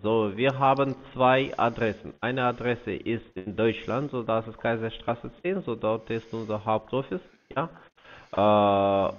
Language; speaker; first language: German; non-native, fluent; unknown